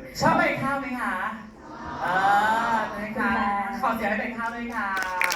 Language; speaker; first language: Thai; native; Thai